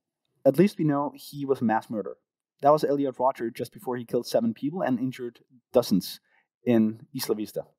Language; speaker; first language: English; non-native, fluent; Danish